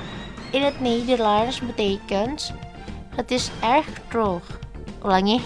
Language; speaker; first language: Dutch; non-native, fluent; Indonesian